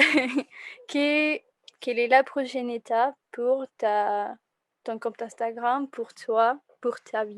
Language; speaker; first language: French; non-native, fluent; Spanish